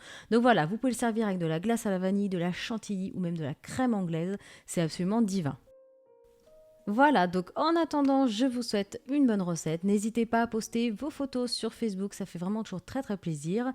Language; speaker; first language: French; native; French